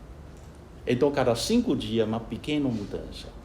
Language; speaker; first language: Portuguese; non-native, fluent; Chinese